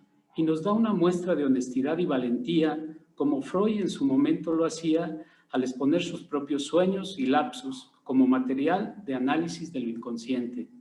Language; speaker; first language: Spanish; native; Spanish